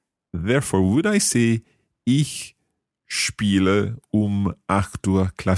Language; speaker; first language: German; non-native, learner; English